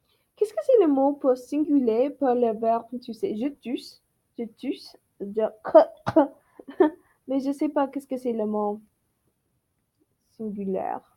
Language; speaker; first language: French; non-native, learner; English